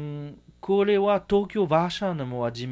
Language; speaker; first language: Japanese; non-native, learner; French